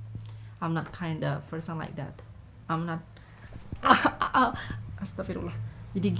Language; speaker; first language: English; non-native, learner; Indonesian